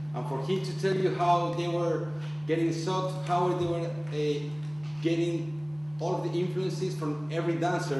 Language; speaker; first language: English; non-native, fluent; Spanish